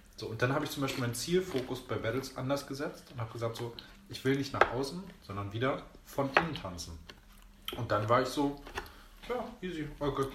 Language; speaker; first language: German; early bilingual, other home language; Greek